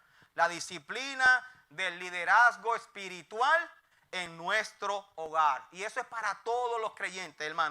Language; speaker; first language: Spanish; native; Spanish